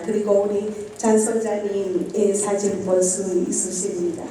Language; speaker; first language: Korean; non-native, learner; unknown